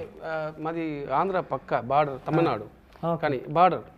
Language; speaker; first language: Telugu; non-native, local second language; Tamil